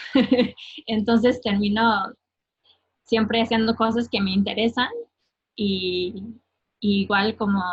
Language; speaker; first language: Spanish; non-native, fluent; English